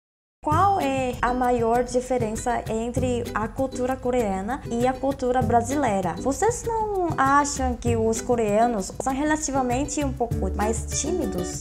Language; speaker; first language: Portuguese; non-native, fluent; Korean